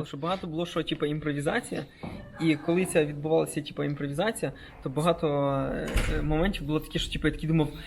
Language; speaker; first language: Ukrainian; native; Ukrainian